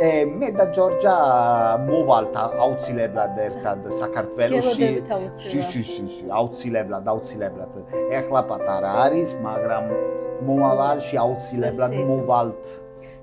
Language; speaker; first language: Georgian; non-native, learner; Italian